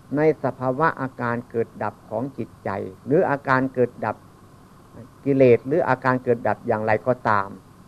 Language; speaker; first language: Thai; non-native, local second language; Northeastern Thai